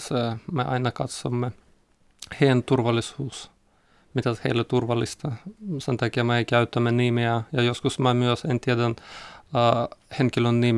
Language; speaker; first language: Finnish; non-native, learner; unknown